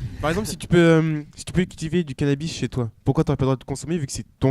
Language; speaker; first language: French; native; French